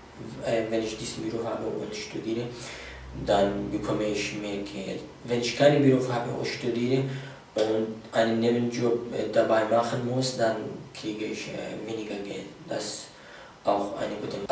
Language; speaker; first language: German; non-native, fluent; Arabic